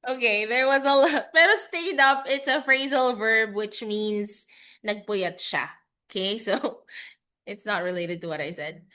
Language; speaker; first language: English; non-native, local second language; Filipino